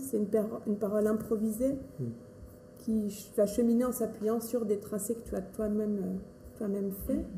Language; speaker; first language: French; native; French